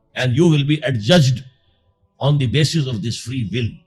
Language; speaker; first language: English; non-native, local second language; Urdu